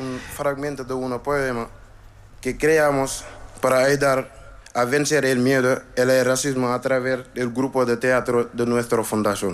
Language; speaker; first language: Spanish; non-native, learner; Wolof